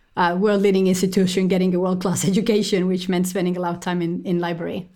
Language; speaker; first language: English; non-native, fluent; Estonian